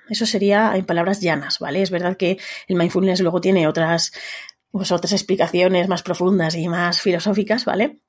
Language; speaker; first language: Spanish; native; Spanish